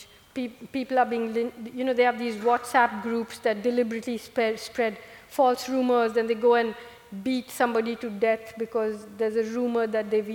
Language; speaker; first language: English; non-native, local second language; Malayalam